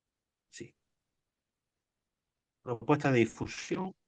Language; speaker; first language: Spanish; native; Spanish